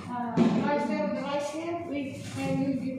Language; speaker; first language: English; non-native, learner; Filipino